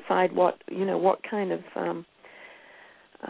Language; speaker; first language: English; native; English